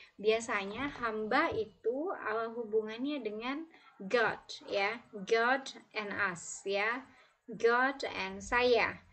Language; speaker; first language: Indonesian; native; Indonesian